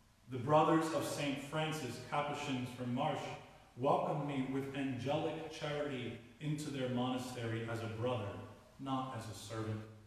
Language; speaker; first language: English; native; English